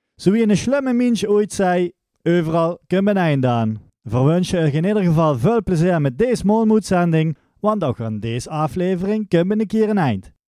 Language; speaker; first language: Dutch; non-native, local second language; Limburgish